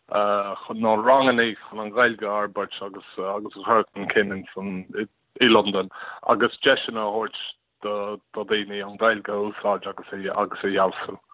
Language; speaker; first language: Irish; non-native, learner; English